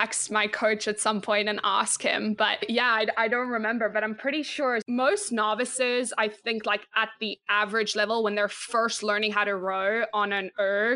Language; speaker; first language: English; native; English